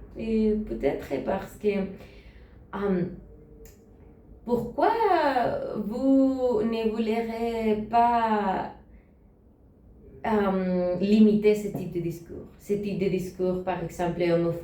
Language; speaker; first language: French; non-native, learner; Spanish